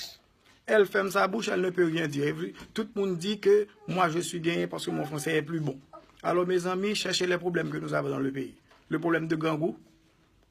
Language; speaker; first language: French; non-native, local second language; Haitian Creole